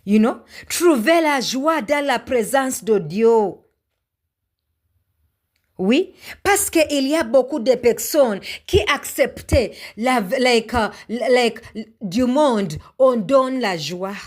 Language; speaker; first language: French; non-native, learner; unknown